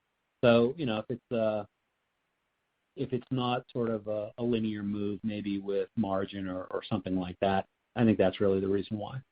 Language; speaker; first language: English; native; English